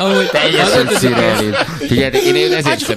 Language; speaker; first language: Hungarian; native; Hungarian